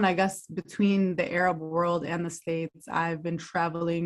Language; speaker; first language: English; native; English